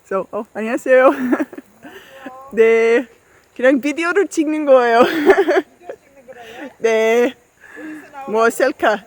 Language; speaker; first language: Korean; non-native, learner; English